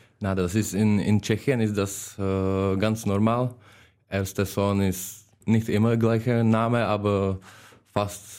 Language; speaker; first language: German; non-native, learner; Czech